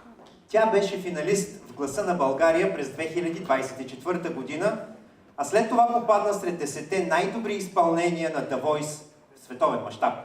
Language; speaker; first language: Bulgarian; native; Bulgarian